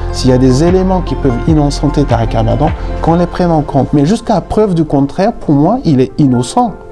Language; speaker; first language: French; non-native, local second language; Fula